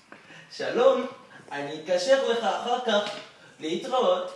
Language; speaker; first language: Hebrew; non-native, learner; English